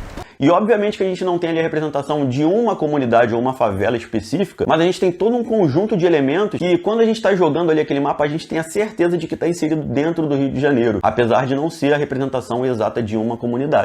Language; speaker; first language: Portuguese; native; Portuguese